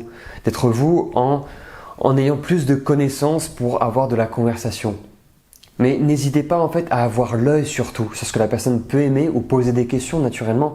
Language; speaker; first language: French; native; French